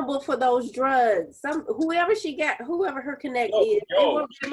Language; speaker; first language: English; native; English